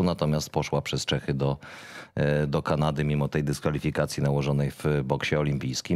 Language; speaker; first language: Polish; native; Polish